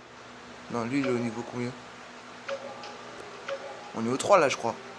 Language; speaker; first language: French; native; French